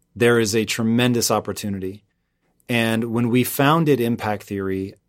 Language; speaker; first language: English; native; English